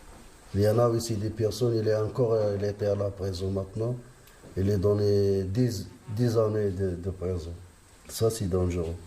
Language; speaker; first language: French; non-native, learner; Arabic